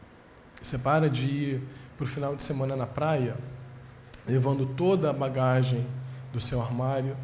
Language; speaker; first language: Portuguese; native; Portuguese